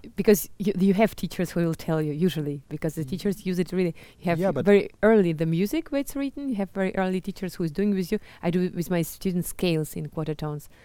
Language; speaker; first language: English; non-native, fluent; Russian